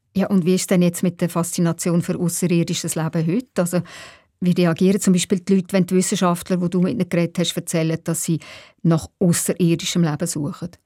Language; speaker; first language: German; native; German